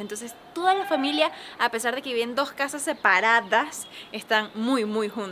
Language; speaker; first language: Spanish; native; Spanish